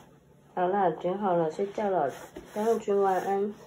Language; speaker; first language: Chinese; native; Chinese